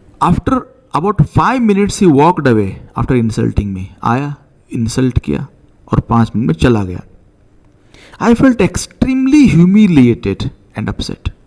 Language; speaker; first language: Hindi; non-native, local second language; Marathi